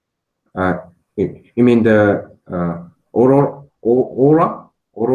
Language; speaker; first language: English; non-native, learner; Korean